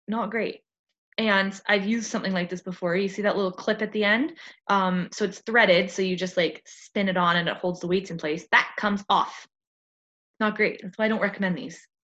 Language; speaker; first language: English; native; English